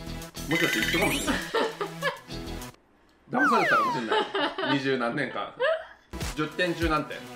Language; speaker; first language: Japanese; native; Japanese